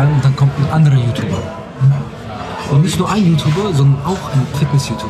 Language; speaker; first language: German; native; German